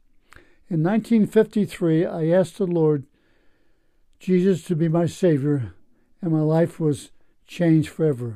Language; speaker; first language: English; native; English